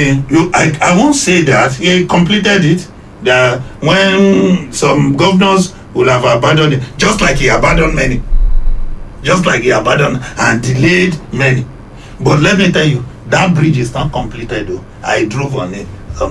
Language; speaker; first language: English; non-native, local second language; Yoruba